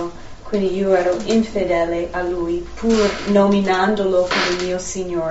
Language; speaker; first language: Italian; non-native, fluent; English